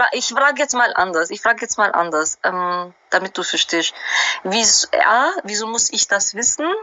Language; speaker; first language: German; early bilingual, other home language; Albanian